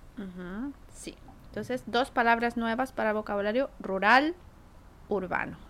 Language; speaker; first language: Spanish; native; Spanish